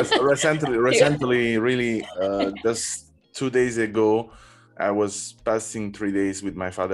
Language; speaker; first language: English; non-native, learner; Italian